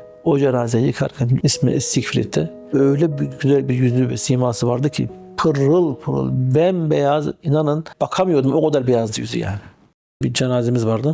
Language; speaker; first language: Turkish; early bilingual, heritage; Turkish